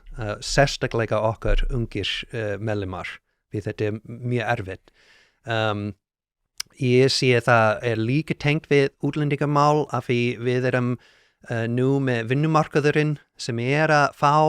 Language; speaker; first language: Icelandic; non-native, learner; English